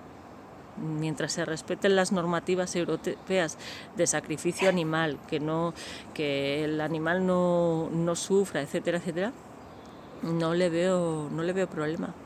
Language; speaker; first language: Spanish; native; Spanish